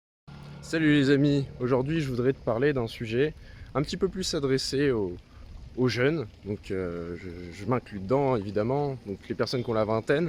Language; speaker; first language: French; native; French